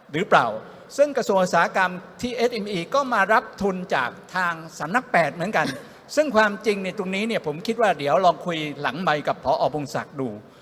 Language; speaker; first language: Thai; native; Thai